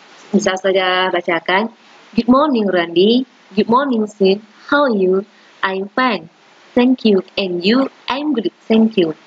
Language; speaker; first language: English; non-native, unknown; Indonesian